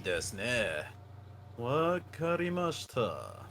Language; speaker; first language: Japanese; non-native, learner; English